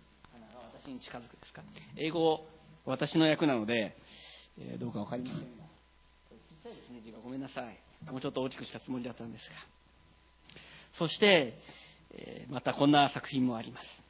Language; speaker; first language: Japanese; native; Japanese